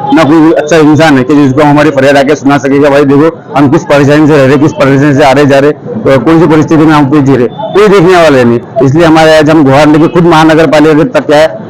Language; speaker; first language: Hindi; non-native, local second language; Urdu